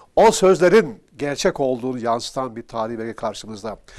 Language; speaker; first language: Turkish; native; Turkish